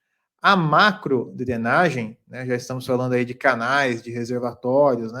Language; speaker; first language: Portuguese; native; Portuguese